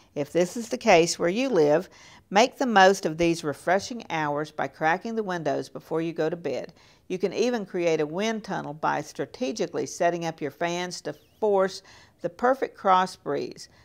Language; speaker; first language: English; native; English